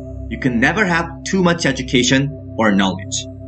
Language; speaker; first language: English; non-native, fluent; Korean